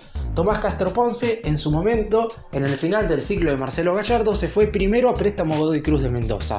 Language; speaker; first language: Spanish; native; Spanish